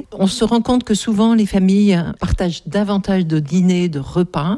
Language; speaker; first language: French; native; French